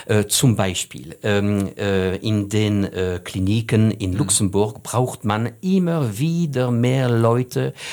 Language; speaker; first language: German; non-native, fluent; French